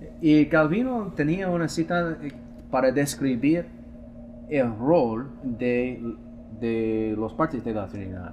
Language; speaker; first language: Spanish; non-native, fluent; English